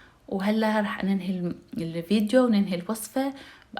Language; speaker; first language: Arabic; native; Arabic